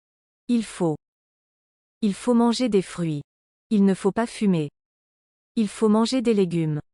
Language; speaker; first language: French; non-native, learner; English